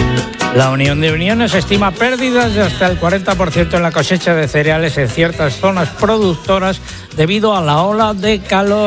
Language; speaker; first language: Spanish; native; Spanish